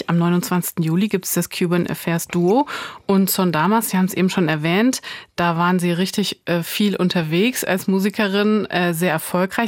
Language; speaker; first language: German; native; German